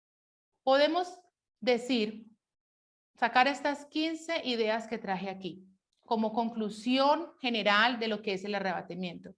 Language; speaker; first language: Spanish; native; Spanish